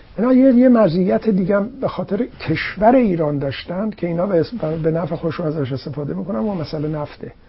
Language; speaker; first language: Persian; native; Persian